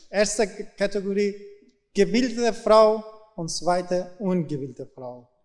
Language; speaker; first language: German; non-native, learner; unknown